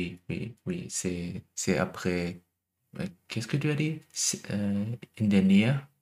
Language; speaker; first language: French; non-native, learner; German